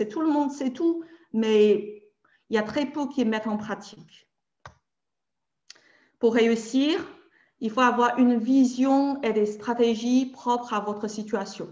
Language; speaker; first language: French; native; French